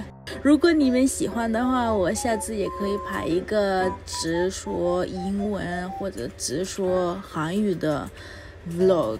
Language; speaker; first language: Chinese; non-native, fluent; Spanish